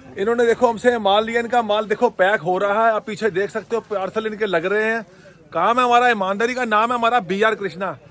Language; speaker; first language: Hindi; non-native, local second language; Punjabi